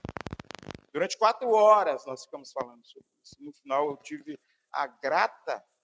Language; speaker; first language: Portuguese; native; Portuguese